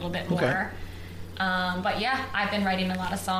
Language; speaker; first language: English; native; English